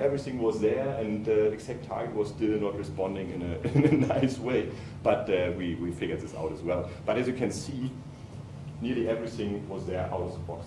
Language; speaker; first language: English; non-native, fluent; German